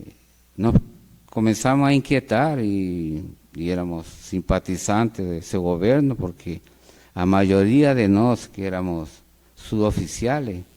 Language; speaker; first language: Portuguese; non-native, fluent; Spanish